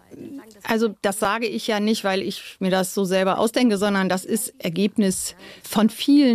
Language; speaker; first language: German; native; German